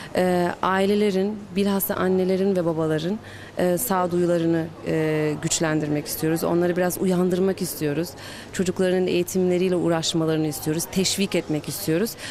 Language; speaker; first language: Turkish; early bilingual, heritage; Turkish